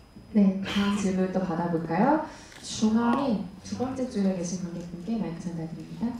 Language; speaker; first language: Korean; native; Korean